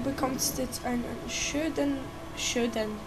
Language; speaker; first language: German; native; German